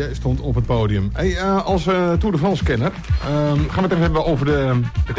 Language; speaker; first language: Dutch; native; Dutch